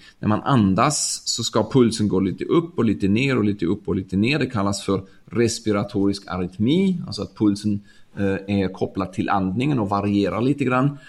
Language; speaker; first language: Swedish; non-native, fluent; German